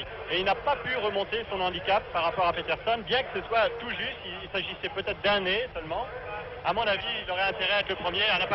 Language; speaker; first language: French; native; French